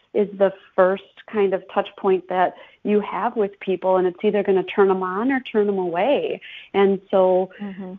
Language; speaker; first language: English; native; English